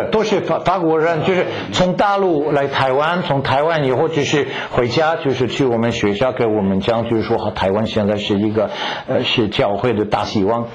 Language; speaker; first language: Chinese; non-native, fluent; French